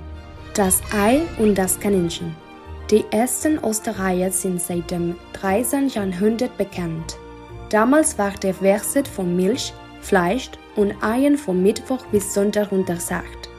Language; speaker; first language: German; non-native, learner; Spanish